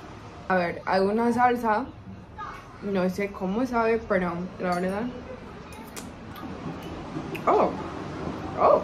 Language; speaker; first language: Spanish; non-native, learner; English